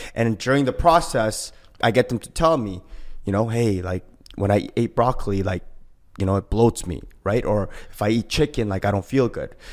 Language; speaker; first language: English; early bilingual, other home language; Korean